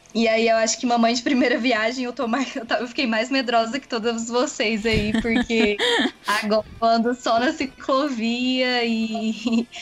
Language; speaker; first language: Portuguese; native; Portuguese